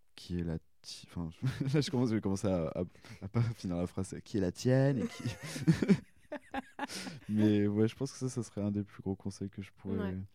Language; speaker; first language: French; native; French